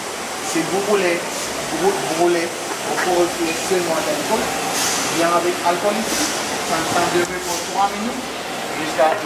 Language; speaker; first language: French; non-native, learner; Spanish